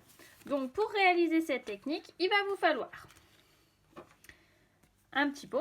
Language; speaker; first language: French; native; French